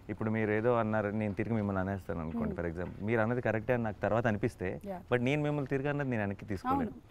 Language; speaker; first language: Telugu; native; Telugu